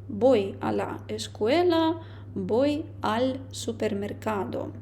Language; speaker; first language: Spanish; non-native, fluent; Ukrainian